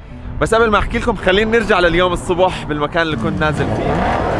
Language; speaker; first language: Arabic; native; Arabic